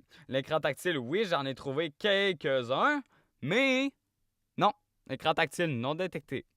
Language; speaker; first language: French; native; French